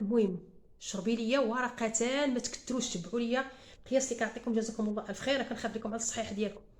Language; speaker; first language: Arabic; native; Arabic